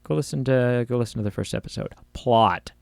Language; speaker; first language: English; native; English